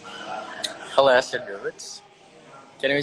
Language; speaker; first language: English; non-native, learner; Indonesian